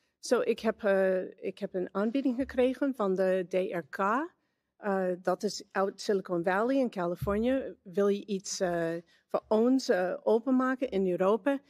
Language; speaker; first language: Dutch; non-native, learner; English